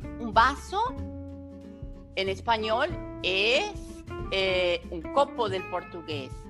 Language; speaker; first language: Spanish; non-native, fluent; Portuguese